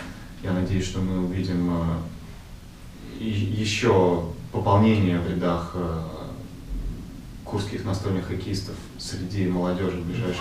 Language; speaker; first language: Russian; native; Russian